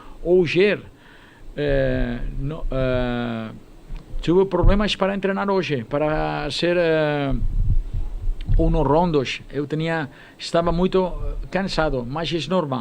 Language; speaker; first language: Portuguese; non-native, fluent; Spanish